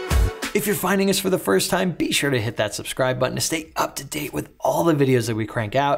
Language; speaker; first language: English; native; English